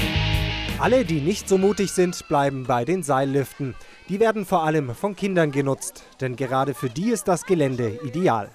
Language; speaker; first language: German; native; German